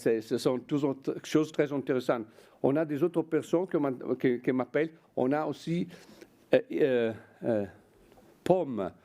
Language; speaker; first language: French; non-native, fluent; Italian